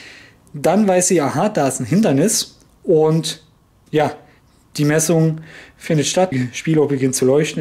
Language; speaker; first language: German; native; German